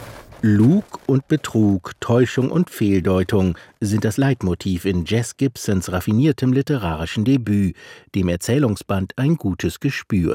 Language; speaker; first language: German; native; German